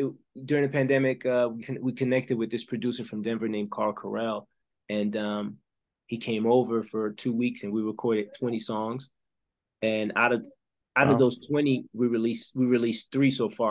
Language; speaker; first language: English; early bilingual, other home language; French